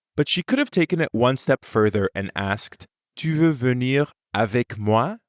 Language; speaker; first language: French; non-native, fluent; English